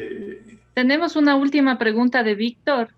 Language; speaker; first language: Spanish; native; Spanish